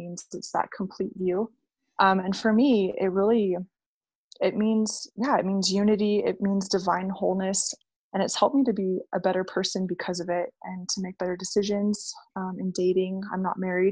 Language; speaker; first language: English; native; English